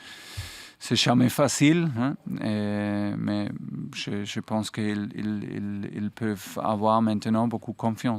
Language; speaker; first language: French; non-native, fluent; German